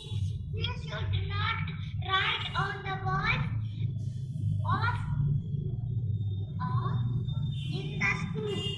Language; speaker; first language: English; non-native, learner; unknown